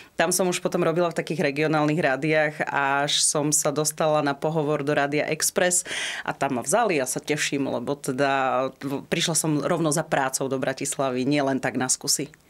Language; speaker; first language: Slovak; non-native, local second language; Rusyn